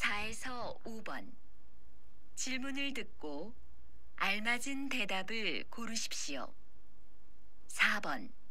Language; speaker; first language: Korean; non-native, fluent; Indonesian